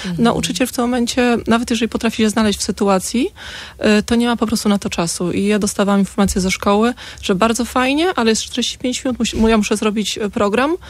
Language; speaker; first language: Polish; native; Polish